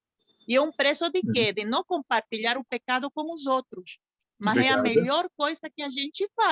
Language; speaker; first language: Portuguese; non-native, fluent; Spanish